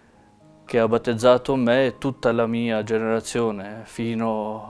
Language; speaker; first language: Italian; non-native, fluent; Albanian